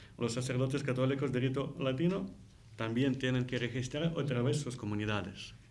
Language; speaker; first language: Spanish; non-native, fluent; Ukrainian